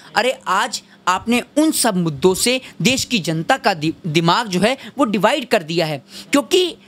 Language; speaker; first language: Hindi; native; Hindi